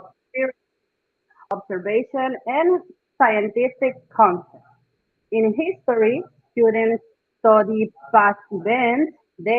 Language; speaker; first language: English; non-native, fluent; Spanish